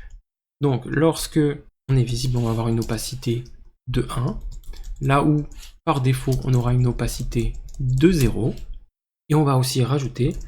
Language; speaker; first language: French; native; French